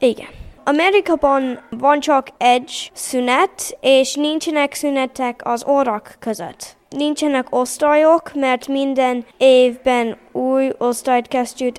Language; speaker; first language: Hungarian; non-native, learner; English